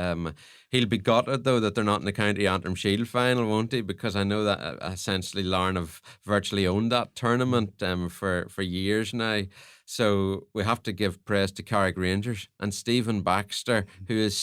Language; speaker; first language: English; native; English